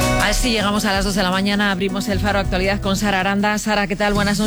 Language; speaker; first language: Spanish; native; Spanish